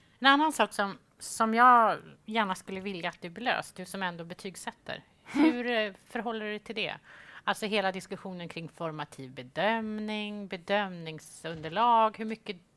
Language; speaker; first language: Swedish; native; Swedish